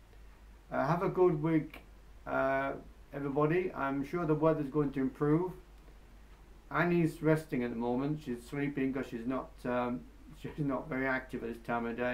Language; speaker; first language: English; native; English